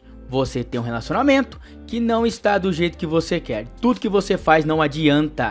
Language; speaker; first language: Portuguese; native; Portuguese